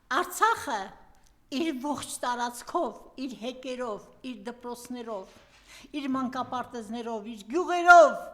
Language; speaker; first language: Armenian; native; Armenian